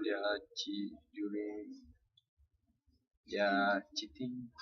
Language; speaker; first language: English; non-native, local second language; Malay